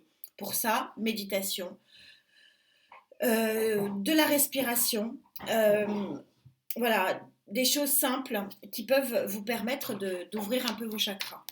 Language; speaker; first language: French; native; French